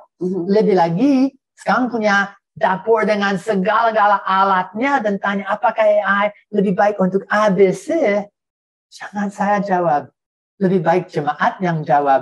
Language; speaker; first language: Indonesian; non-native, fluent; English